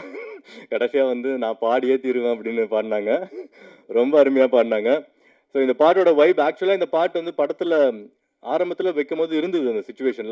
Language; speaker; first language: Tamil; native; Tamil